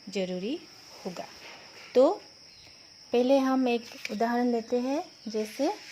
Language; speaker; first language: Hindi; non-native, local second language; Assamese